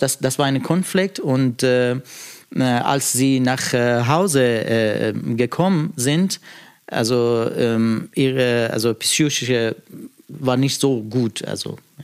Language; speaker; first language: German; non-native, fluent; Persian